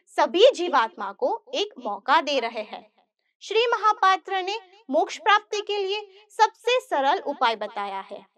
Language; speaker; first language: Hindi; non-native, local second language; Gujarati